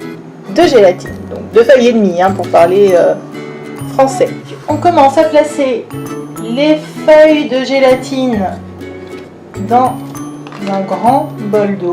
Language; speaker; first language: French; native; French